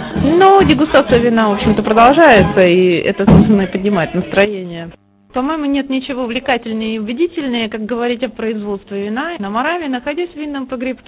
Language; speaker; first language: Russian; native; Russian